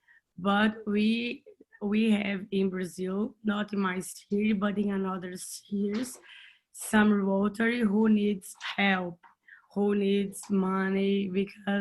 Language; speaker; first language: English; non-native, learner; Portuguese